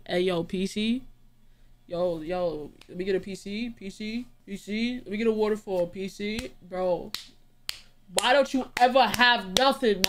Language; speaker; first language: English; native; English